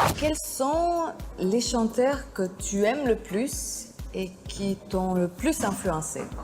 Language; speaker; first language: French; non-native, fluent; Indonesian